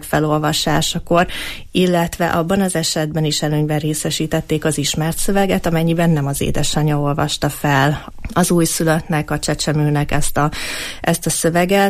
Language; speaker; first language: Hungarian; native; Hungarian